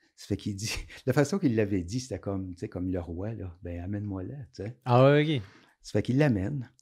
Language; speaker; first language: French; native; French